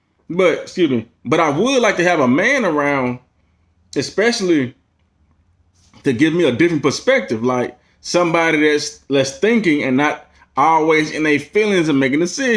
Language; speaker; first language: English; native; English